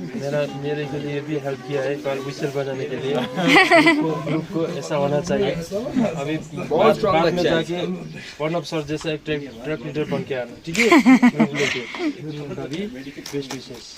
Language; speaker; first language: Hindi; non-native, local second language; Nepali